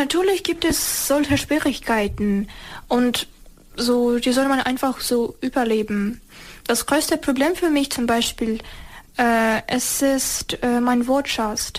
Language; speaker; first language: German; non-native, learner; Ukrainian